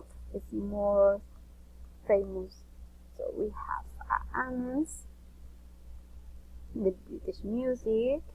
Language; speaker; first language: English; non-native, learner; Spanish